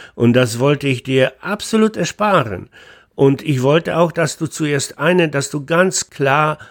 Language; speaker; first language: German; non-native, fluent; Polish